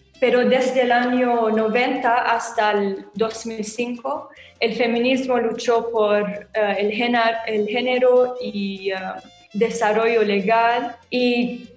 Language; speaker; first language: Spanish; non-native, learner; Arabic